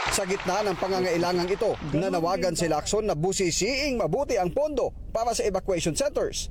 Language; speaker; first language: Filipino; native; Filipino